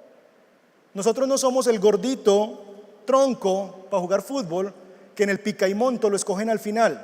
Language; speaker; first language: Spanish; native; Spanish